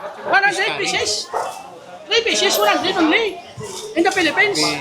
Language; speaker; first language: English; non-native, learner; Hiligaynon